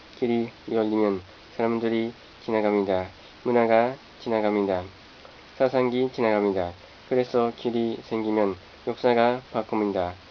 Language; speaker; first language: Korean; non-native, fluent; Japanese